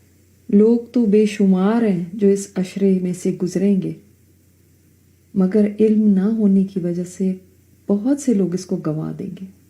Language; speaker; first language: Urdu; native; Urdu